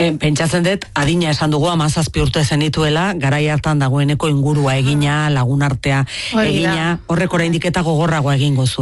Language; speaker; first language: Basque; native; Basque